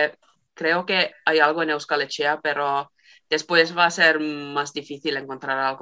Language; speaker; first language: Spanish; non-native, fluent; Finnish